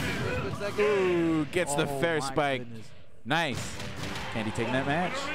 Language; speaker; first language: English; native; English